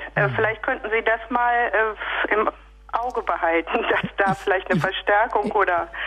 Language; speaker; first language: German; native; German